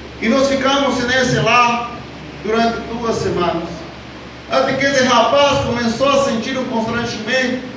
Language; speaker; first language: Portuguese; non-native, fluent; Spanish